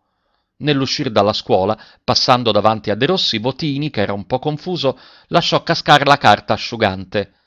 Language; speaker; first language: Italian; native; Italian